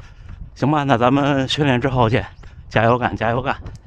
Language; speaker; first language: Chinese; native; Chinese